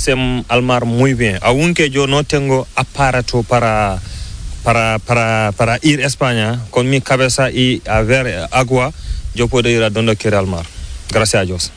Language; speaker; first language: Spanish; non-native, learner; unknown